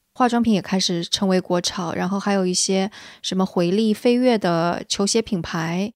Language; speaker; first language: Chinese; native; Chinese